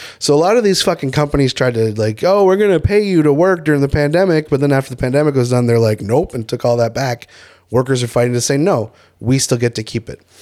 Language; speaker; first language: English; native; English